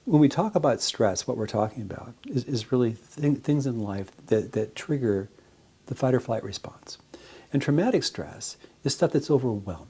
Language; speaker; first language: English; native; English